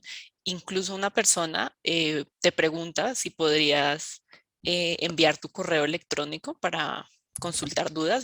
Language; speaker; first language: Spanish; native; Spanish